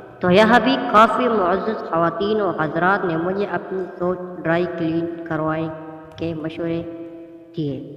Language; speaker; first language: Urdu; non-native, local second language; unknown